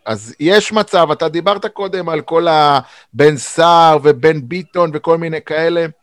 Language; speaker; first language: Hebrew; native; Hebrew